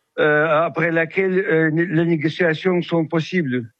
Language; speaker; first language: French; non-native, fluent; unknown